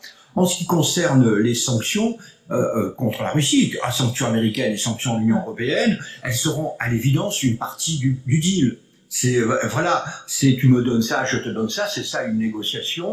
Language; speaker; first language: French; native; French